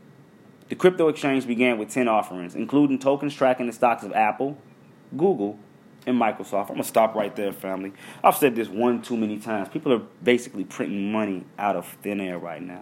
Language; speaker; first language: English; native; English